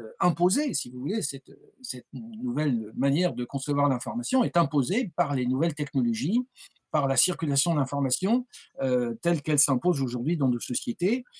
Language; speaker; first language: French; native; French